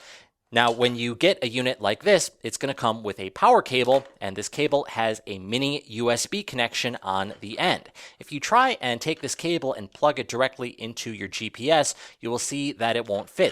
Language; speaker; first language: English; native; English